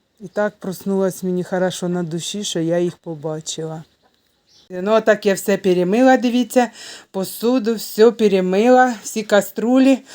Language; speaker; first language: Ukrainian; native; Ukrainian